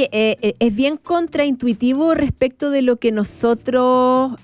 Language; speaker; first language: Spanish; native; Spanish